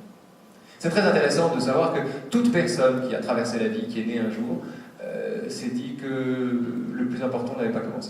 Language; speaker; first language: French; native; French